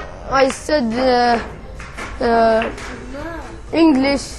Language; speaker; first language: English; non-native, learner; Arabic